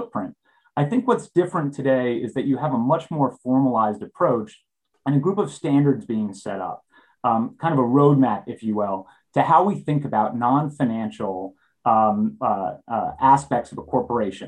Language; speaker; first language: English; native; English